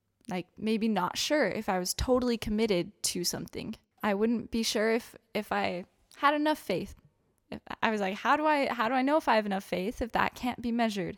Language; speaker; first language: English; native; English